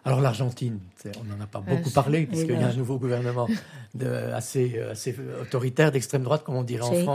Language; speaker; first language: French; native; French